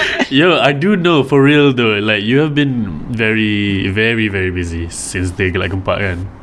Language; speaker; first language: English; non-native, local second language; Malay